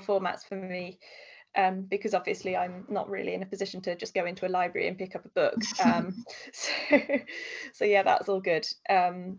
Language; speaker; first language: English; native; English